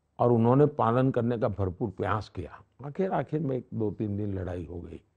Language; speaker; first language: Hindi; non-native, local second language; Gujarati